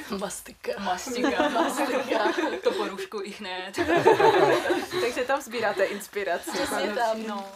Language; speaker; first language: Czech; non-native, fluent; Kazakh